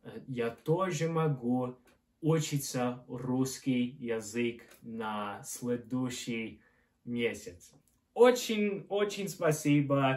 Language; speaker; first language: Russian; non-native, learner; English